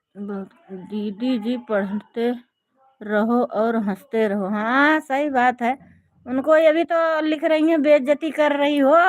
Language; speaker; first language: Hindi; native; Hindi